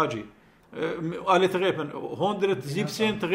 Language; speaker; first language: German; non-native, learner; Kurdish